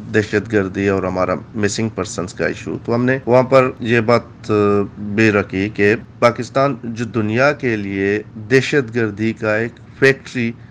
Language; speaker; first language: Urdu; non-native, local second language; Baluchi